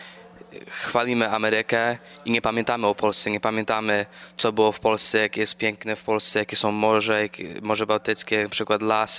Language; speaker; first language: Polish; early bilingual, other home language; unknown